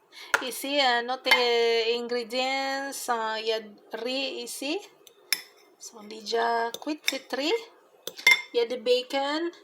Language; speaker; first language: French; non-native, learner; Filipino